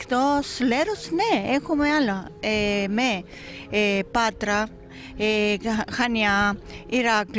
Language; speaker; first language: Greek; non-native, fluent; Italian